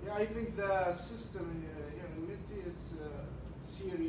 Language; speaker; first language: English; non-native, learner; Arabic